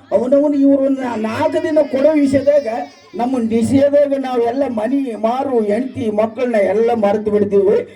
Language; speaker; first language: Kannada; native; Kannada